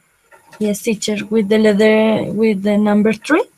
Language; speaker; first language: English; non-native, learner; Spanish